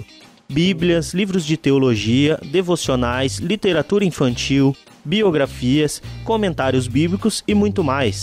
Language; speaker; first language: Portuguese; native; Portuguese